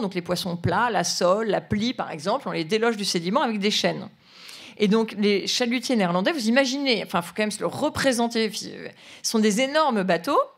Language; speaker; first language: French; native; French